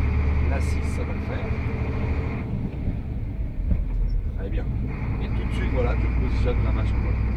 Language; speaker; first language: French; native; French